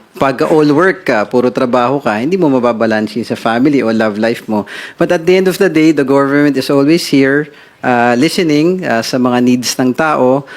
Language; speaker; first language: Filipino; native; Filipino